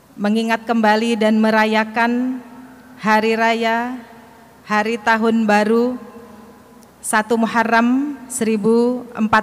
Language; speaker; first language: Indonesian; non-native, fluent; Arabic